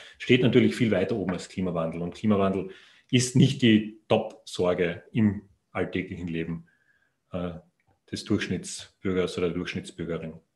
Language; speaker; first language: German; native; German